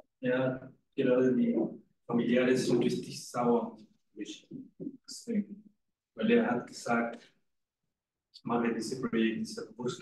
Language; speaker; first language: German; non-native, learner; Spanish